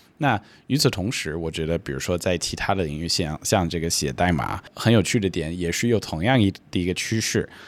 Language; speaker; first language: Chinese; non-native, fluent; English